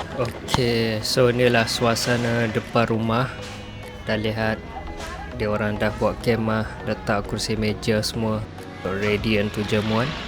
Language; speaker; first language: Malay; non-native, fluent; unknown